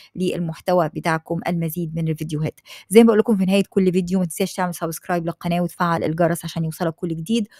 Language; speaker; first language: Arabic; native; Arabic